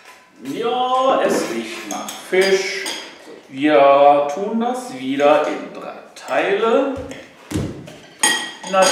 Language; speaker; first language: German; native; German